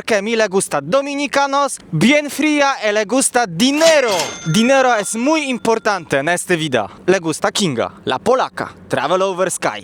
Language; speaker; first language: Spanish; non-native, learner; Polish